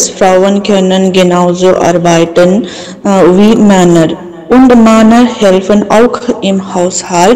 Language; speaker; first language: German; non-native, learner; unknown